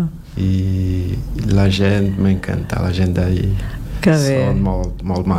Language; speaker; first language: Catalan; non-native, learner; Portuguese